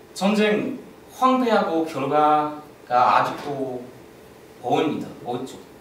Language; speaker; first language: Korean; non-native, learner; English